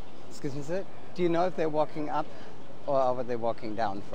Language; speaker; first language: English; non-native, fluent; German